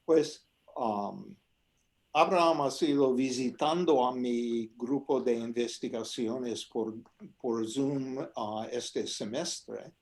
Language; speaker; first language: Spanish; non-native, fluent; English